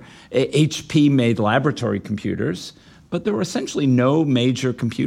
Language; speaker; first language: English; native; English